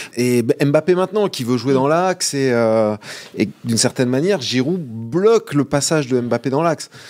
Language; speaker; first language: French; native; French